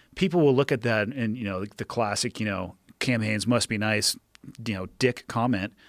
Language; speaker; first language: English; native; English